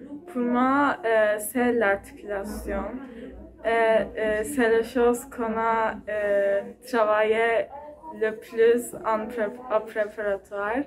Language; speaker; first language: French; non-native, learner; Turkish